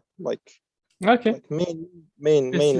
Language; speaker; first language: English; non-native, fluent; Uzbek